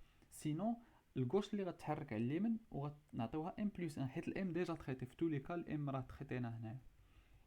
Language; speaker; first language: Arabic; native; Arabic